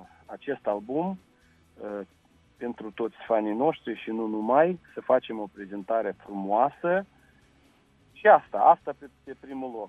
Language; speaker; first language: Romanian; non-native, local second language; Russian